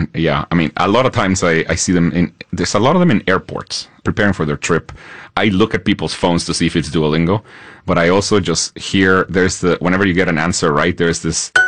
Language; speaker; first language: English; non-native, fluent; Spanish